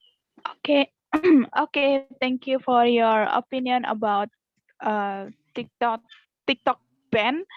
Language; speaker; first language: English; non-native, learner; Indonesian